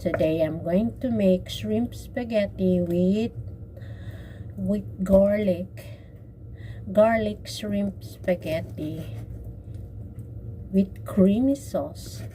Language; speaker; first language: English; non-native, local second language; Filipino